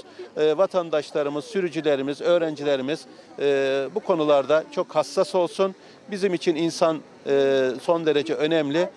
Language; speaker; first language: Turkish; native; Turkish